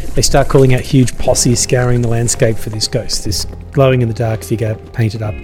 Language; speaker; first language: English; native; English